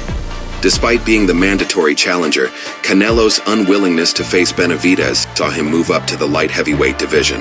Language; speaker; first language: English; native; English